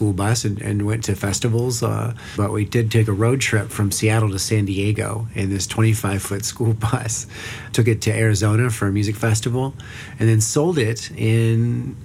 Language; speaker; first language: English; native; English